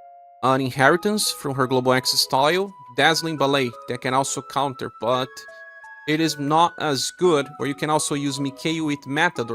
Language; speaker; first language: English; non-native, fluent; Portuguese